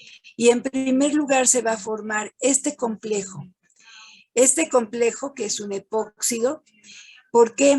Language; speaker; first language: Spanish; native; Spanish